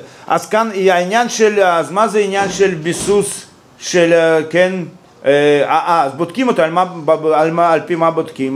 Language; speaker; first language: Hebrew; non-native, fluent; Russian